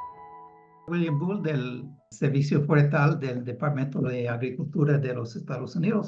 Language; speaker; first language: Spanish; non-native, fluent; English